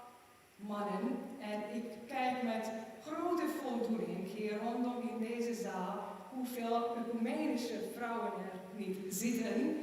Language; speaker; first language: Dutch; non-native, fluent; German